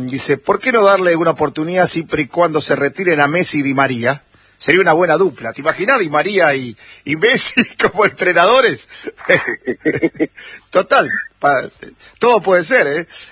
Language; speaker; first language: Spanish; native; Spanish